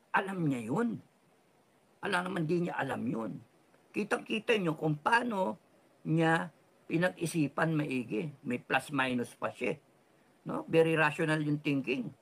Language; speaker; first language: Filipino; non-native, local second language; Cebuano